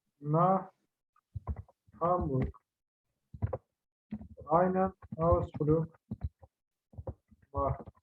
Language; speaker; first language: German; non-native, fluent; Turkish